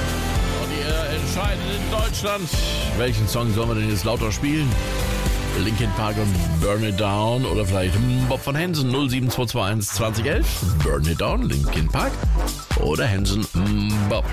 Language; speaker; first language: German; native; German